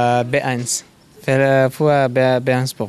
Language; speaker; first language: German; non-native, learner; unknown